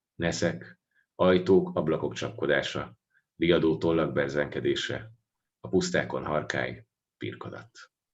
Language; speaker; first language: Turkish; non-native, fluent; Hungarian